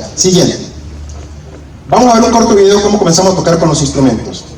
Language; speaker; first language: Spanish; native; Spanish